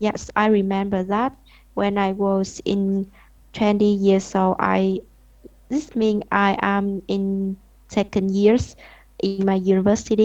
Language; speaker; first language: English; non-native, learner; Vietnamese